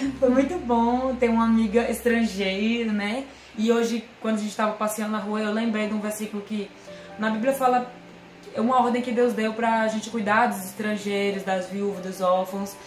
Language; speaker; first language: Portuguese; native; Portuguese